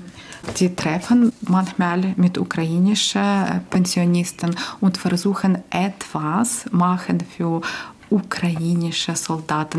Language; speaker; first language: German; non-native, learner; Ukrainian